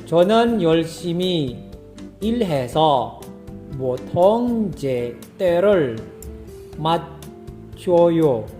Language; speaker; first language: Korean; non-native, fluent; Indonesian